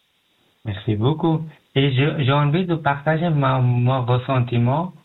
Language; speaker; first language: French; non-native, learner; Pashto